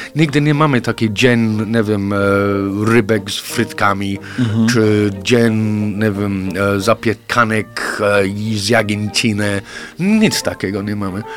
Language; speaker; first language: Polish; non-native, fluent; English